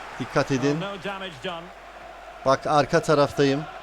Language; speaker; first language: Turkish; native; Turkish